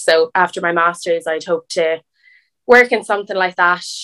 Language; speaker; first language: English; native; English